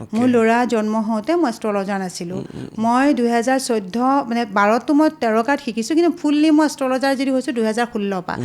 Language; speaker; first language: Assamese; native; Assamese